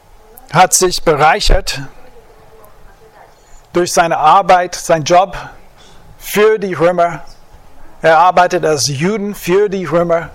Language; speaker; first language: German; non-native, fluent; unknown